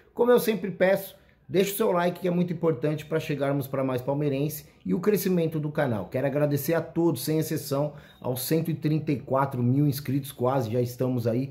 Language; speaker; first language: Portuguese; native; Portuguese